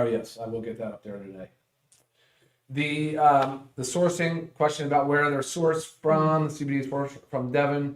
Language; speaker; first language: English; native; English